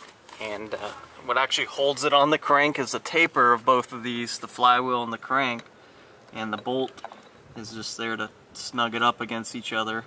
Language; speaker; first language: English; native; English